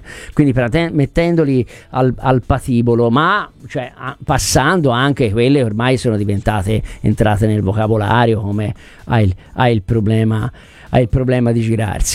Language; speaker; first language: Italian; native; Italian